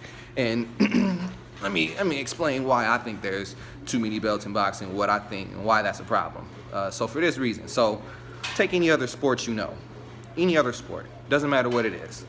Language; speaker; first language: English; native; English